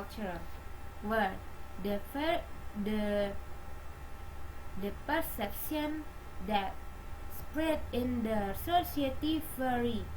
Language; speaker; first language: English; non-native, learner; Indonesian